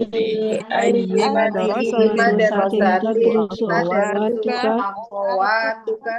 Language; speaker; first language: Arabic; non-native, learner; Indonesian